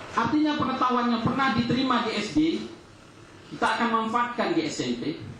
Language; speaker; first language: Indonesian; non-native, local second language; Achinese